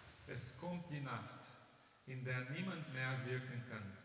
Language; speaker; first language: German; non-native, fluent; Portuguese